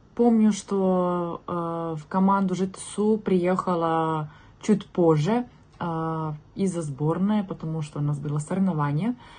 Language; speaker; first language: Russian; non-native, fluent; Serbian